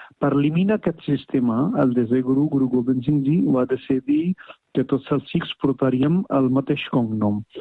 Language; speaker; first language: Catalan; non-native, fluent; Punjabi